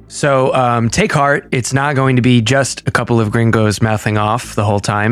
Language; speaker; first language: English; native; English